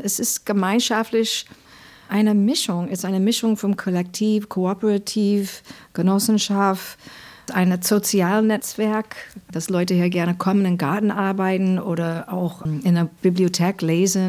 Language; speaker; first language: German; non-native, fluent; English